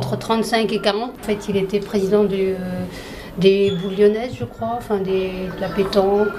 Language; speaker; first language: French; native; French